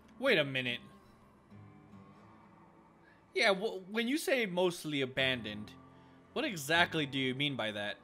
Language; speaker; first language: English; native; English